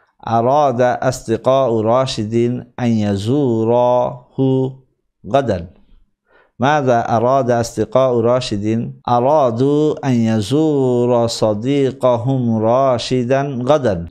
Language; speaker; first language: Arabic; non-native, fluent; Bangla